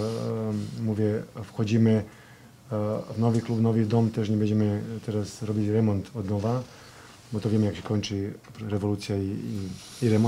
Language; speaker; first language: Polish; non-native, fluent; Serbian